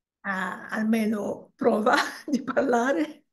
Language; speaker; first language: Italian; non-native, learner; French